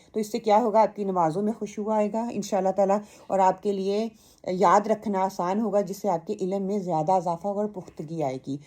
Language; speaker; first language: Urdu; native; Urdu